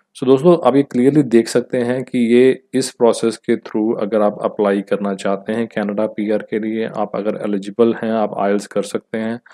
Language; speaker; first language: Hindi; non-native, local second language; Punjabi